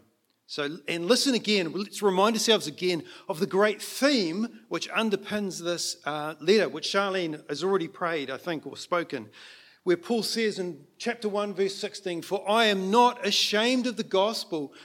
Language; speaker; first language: English; native; English